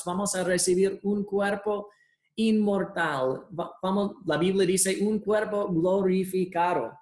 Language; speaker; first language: Spanish; non-native, fluent; English